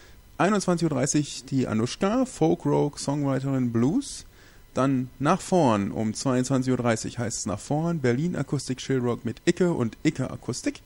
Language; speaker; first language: German; native; German